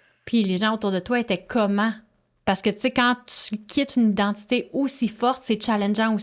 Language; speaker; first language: French; native; French